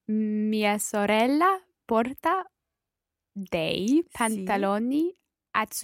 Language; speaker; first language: Italian; non-native, learner; English